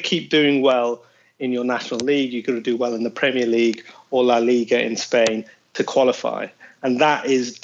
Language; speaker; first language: English; native; English